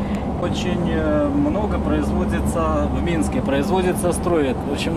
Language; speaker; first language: Russian; native; Russian